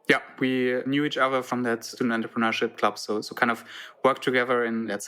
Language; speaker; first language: English; non-native, fluent; German